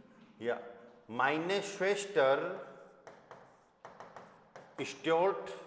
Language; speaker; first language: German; non-native, fluent; Hindi